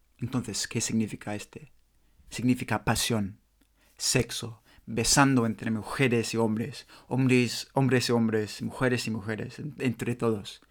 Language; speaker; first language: Spanish; non-native, learner; English